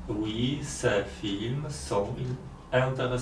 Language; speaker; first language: French; non-native, learner; Polish